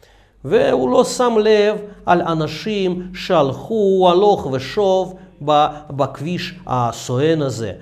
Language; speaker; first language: Hebrew; non-native, fluent; Russian